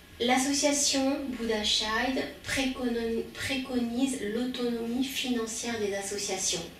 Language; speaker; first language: French; early bilingual, other home language; Khmer